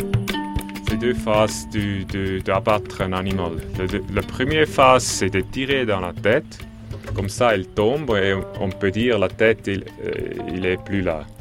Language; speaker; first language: French; non-native, local second language; German